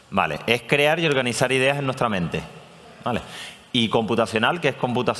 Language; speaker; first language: Spanish; native; Spanish